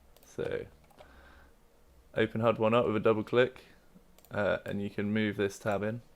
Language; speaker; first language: English; native; English